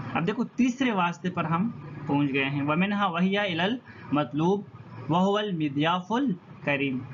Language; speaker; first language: Urdu; non-native, local second language; Pashto